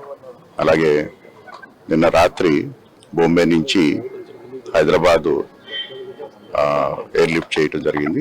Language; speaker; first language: Telugu; native; Telugu